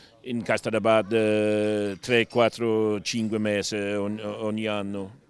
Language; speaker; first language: Italian; non-native, learner; Danish